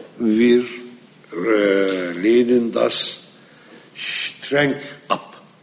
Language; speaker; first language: German; non-native, fluent; Arabic